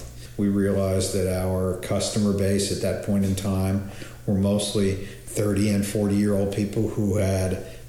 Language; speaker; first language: English; native; English